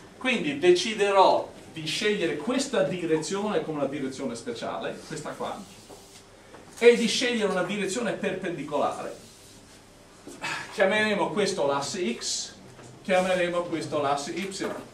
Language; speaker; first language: Italian; non-native, fluent; English